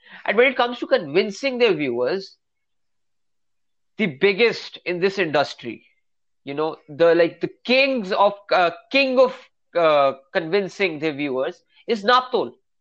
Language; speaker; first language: English; non-native, local second language; Hindi